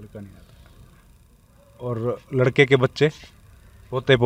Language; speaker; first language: Hindi; native; Hindi